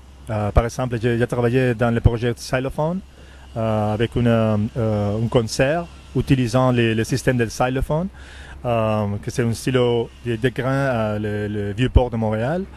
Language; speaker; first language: French; non-native, fluent; Spanish